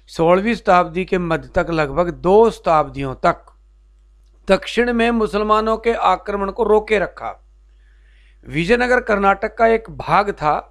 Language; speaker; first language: Hindi; native; Hindi